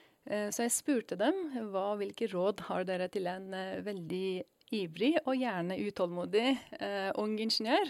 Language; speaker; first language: Norwegian; non-native, fluent; Persian